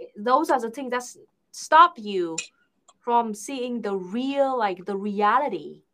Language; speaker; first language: English; non-native, fluent; Vietnamese